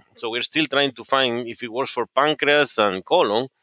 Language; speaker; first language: English; non-native, fluent; Spanish